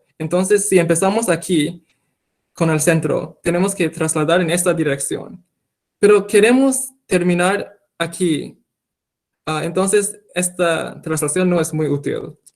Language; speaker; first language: Spanish; non-native, fluent; English